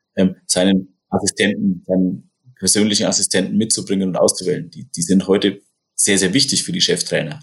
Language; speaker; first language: German; native; German